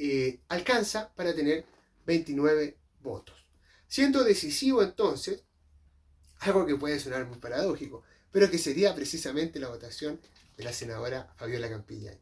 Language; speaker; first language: Spanish; native; Spanish